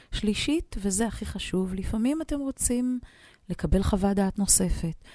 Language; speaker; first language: Hebrew; native; Hebrew